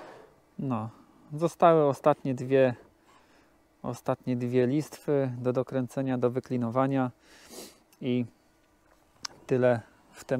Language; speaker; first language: Polish; native; Polish